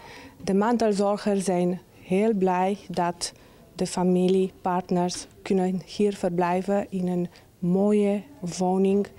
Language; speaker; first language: Dutch; non-native, fluent; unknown